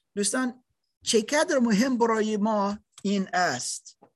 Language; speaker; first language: Persian; non-native, learner; German